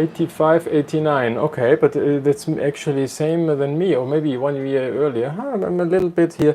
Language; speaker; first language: English; non-native, fluent; German